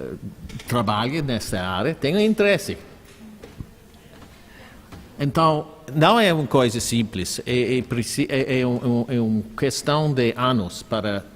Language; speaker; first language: Portuguese; non-native, fluent; English